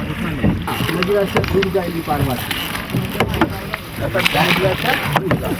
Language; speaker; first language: Russian; non-native, fluent; Hindi